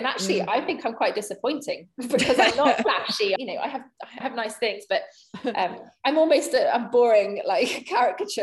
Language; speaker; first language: English; native; English